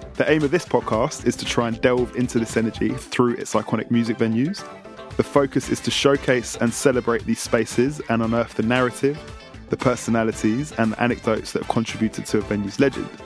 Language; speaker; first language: English; native; English